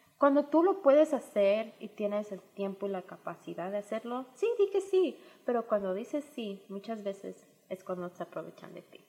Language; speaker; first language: Spanish; early bilingual, heritage; Spanish